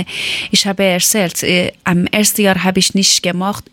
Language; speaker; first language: German; non-native, learner; Persian